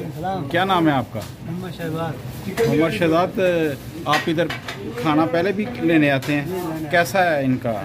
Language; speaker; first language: Urdu; non-native, local second language; Punjabi